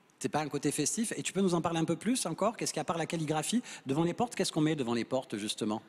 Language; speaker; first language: French; native; French